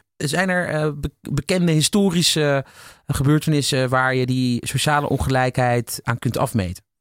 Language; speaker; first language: Dutch; native; Dutch